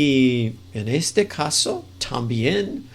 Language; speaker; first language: Spanish; non-native, fluent; English